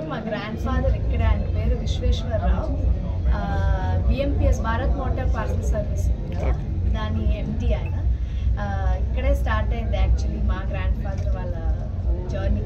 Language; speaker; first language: Telugu; native; Telugu